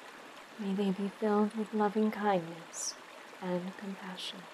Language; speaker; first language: English; native; English